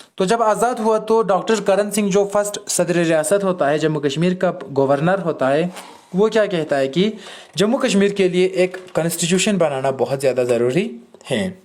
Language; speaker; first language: Hindi; non-native, local second language; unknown